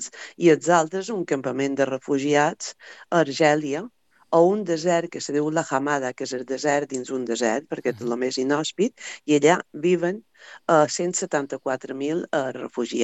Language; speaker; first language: Catalan; native; Catalan